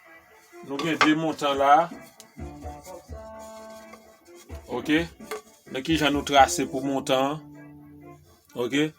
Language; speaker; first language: French; non-native, learner; Haitian Creole